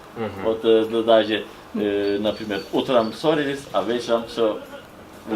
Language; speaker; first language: Russian; non-native, fluent; Turkish